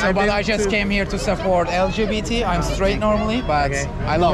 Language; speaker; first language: English; non-native, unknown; Turkish